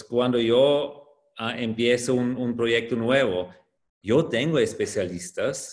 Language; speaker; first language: Spanish; non-native, fluent; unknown